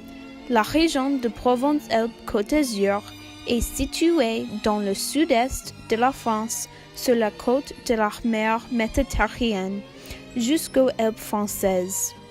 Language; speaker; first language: French; non-native, learner; English